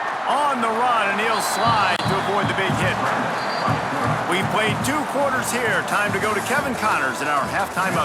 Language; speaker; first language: English; native; English